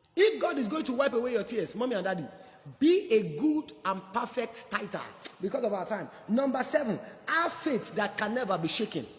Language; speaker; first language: English; non-native, local second language; Yoruba